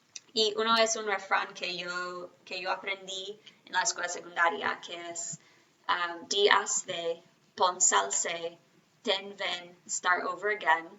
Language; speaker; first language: Spanish; non-native, fluent; English